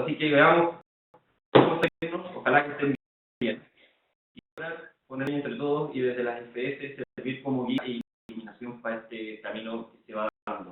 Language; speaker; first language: Spanish; native; Spanish